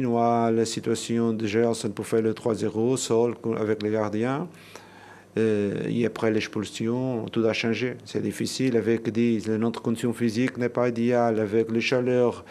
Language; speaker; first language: French; non-native, learner; Portuguese